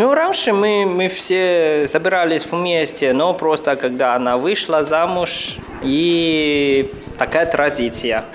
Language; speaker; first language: Russian; non-native, fluent; Chinese